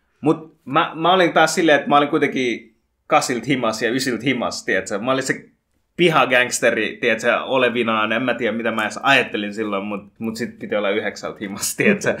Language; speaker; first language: Finnish; early bilingual, other home language; Bangla